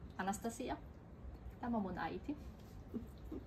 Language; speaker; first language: Finnish; non-native, learner; Russian